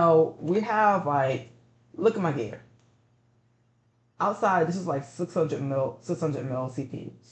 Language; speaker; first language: English; native; English